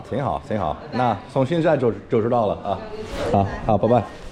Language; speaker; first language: Chinese; non-native, learner; English